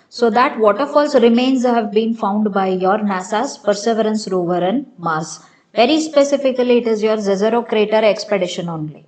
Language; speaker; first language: English; non-native, local second language; Kannada